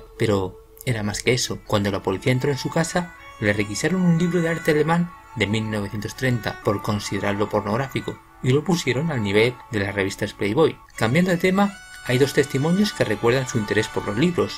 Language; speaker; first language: Spanish; native; Spanish